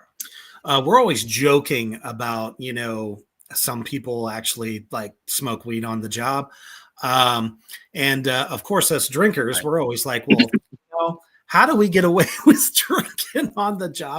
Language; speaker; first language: English; native; English